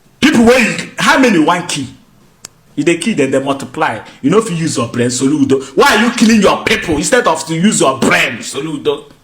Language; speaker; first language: Nigerian Pidgin; non-native, local second language; Igbo